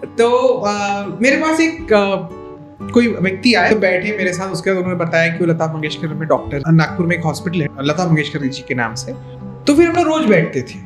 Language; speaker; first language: Hindi; non-native, local second language; Marathi